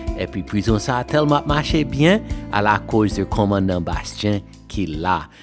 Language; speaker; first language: Haitian Creole; non-native, fluent; English